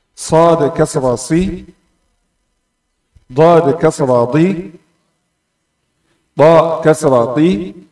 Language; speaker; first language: Arabic; non-native, fluent; Indonesian